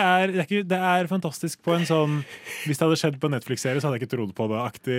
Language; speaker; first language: Norwegian; native; Norwegian